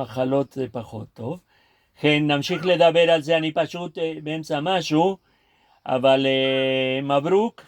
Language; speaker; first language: Hebrew; non-native, fluent; Spanish